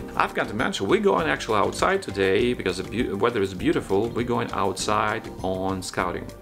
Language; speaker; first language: English; non-native, fluent; Ukrainian